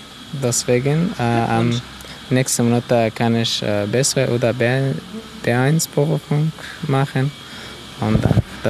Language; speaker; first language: German; non-native, learner; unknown